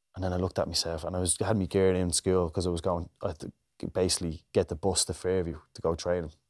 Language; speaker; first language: English; native; English